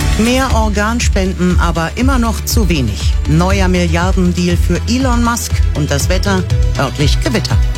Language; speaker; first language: German; native; German